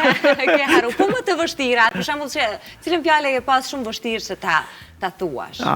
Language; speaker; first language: Albanian; native; Albanian